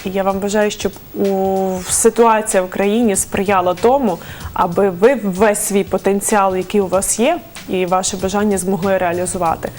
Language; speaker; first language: Ukrainian; native; Ukrainian